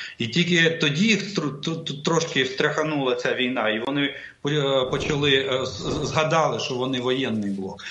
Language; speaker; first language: Ukrainian; non-native, local second language; Russian